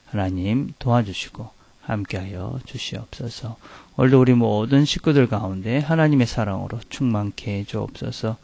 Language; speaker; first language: Korean; native; Korean